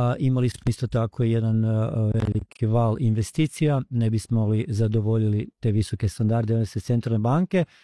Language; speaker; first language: Croatian; early bilingual, heritage; Croatian